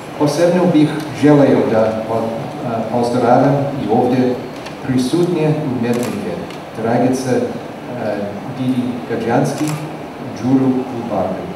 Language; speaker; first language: Serbian; non-native, learner; English